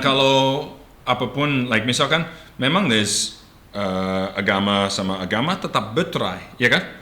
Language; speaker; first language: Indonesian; non-native, learner; English